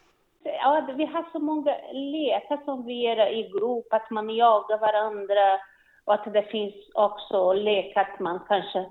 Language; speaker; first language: Swedish; non-native, learner; Portuguese